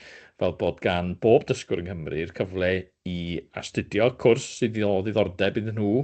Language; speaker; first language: Welsh; native; Welsh